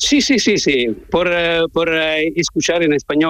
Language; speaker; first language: Spanish; non-native, learner; Italian